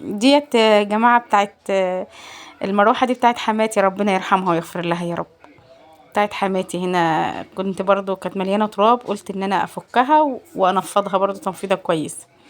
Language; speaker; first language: Arabic; native; Arabic